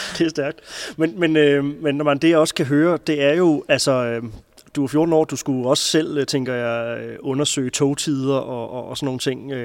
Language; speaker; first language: Danish; native; Danish